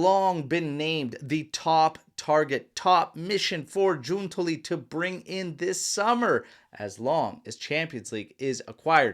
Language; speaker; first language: English; native; English